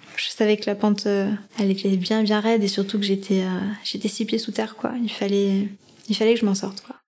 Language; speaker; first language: French; native; French